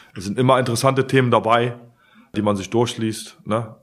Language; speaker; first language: German; native; German